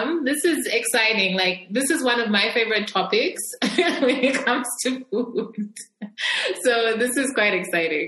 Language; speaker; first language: English; non-native, local second language; Bemba